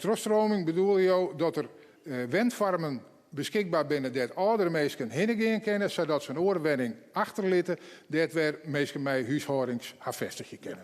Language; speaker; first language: Dutch; non-native, local second language; Western Frisian